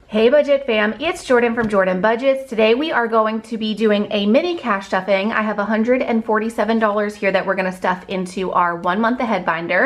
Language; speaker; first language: English; native; English